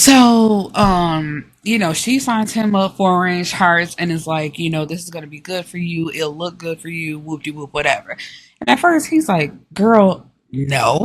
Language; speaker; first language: English; native; English